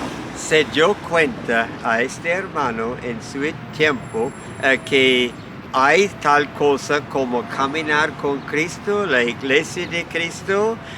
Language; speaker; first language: Spanish; non-native, fluent; English